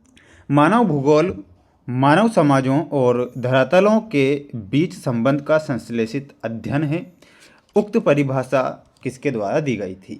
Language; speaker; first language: Hindi; native; Hindi